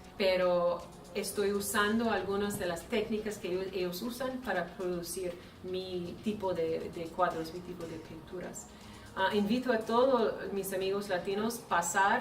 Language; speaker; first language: Spanish; non-native, fluent; English